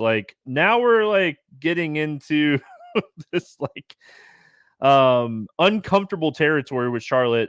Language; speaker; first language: English; native; English